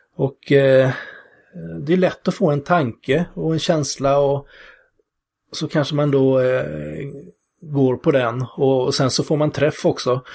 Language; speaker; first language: Swedish; native; Swedish